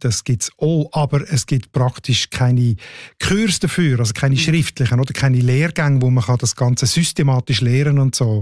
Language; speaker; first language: German; native; German